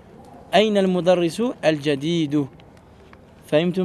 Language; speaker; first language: Arabic; non-native, learner; French